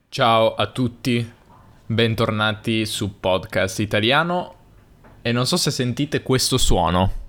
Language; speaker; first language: Italian; native; Italian